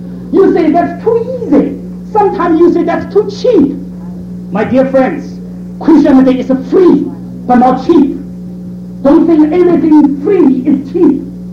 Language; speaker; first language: English; non-native, fluent; Chinese